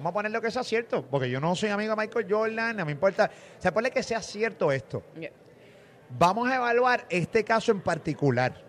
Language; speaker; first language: Spanish; native; Spanish